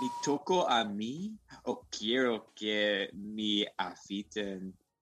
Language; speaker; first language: Spanish; non-native, learner; English